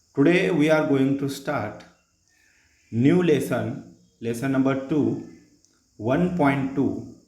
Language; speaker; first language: English; non-native, local second language; Marathi